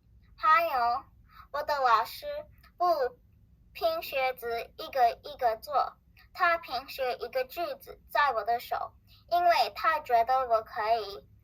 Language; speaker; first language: Chinese; non-native, learner; English